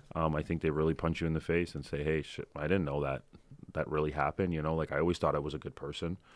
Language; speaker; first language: English; early bilingual, other home language; Ukrainian